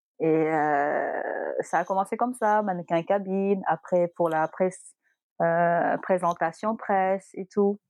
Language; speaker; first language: French; non-native, local second language; Wolof